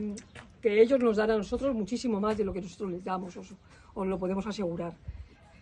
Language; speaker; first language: Spanish; native; Spanish